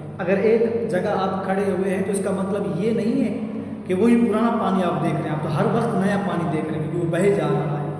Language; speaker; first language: Urdu; non-native, local second language; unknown